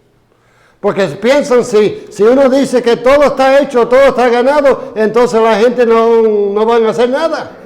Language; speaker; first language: Spanish; non-native, fluent; English